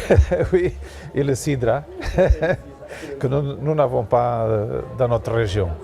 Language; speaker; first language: French; non-native, learner; Portuguese